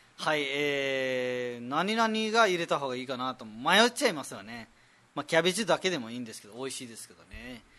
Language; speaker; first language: Japanese; non-native, fluent; Nepali